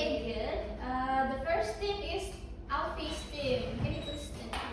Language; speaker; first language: English; non-native, fluent; Indonesian